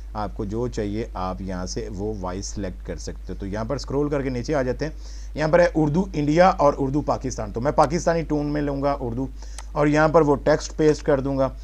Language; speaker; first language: Urdu; non-native, local second language; Punjabi